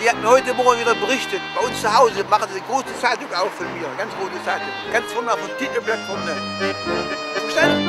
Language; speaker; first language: German; native; German